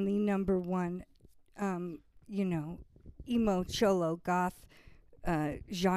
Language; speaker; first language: English; native; English